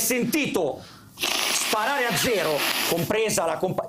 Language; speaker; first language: Italian; native; Italian